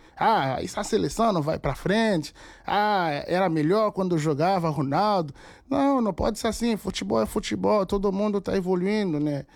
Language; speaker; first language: Portuguese; non-native, fluent; Haitian Creole